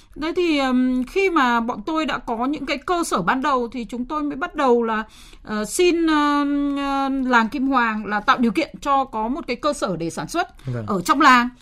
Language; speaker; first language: Vietnamese; native; Vietnamese